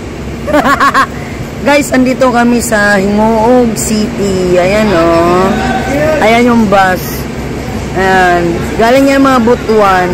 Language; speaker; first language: Filipino; non-native, local second language; Cebuano